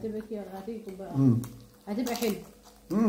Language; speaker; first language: Arabic; native; Arabic